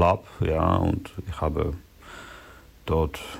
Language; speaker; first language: German; non-native, learner; Ukrainian